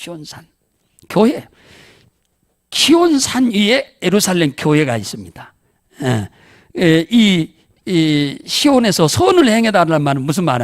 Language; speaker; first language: Korean; native; Korean